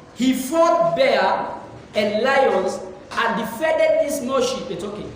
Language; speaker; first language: English; non-native, local second language; Swahili